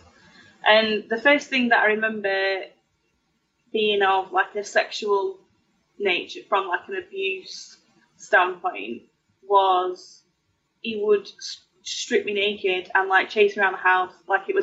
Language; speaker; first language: English; native; English